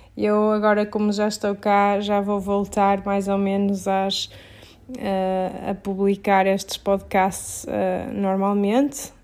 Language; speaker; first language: Portuguese; native; Portuguese